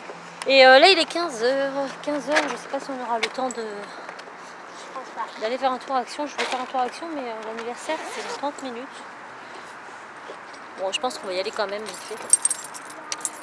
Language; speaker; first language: French; native; French